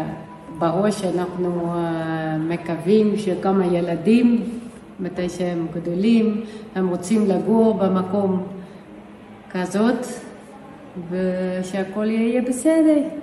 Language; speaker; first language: Hebrew; non-native, fluent; Dutch